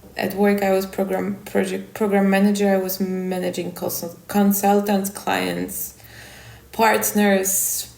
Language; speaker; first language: English; non-native, fluent; Polish